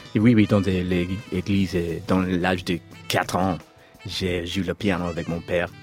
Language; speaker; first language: French; non-native, learner; English